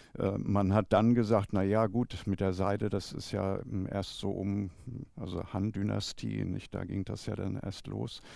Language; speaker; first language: German; native; German